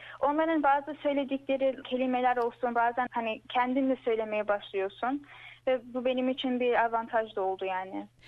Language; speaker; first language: Turkish; early bilingual, heritage; Turkish